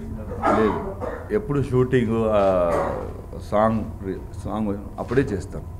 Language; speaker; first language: Telugu; non-native, learner; Tamil